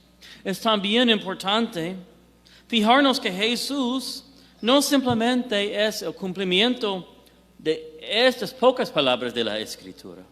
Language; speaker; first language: Spanish; non-native, fluent; English